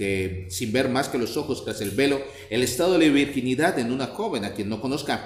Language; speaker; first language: Spanish; native; Spanish